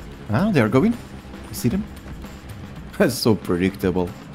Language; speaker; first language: English; non-native, fluent; Slovak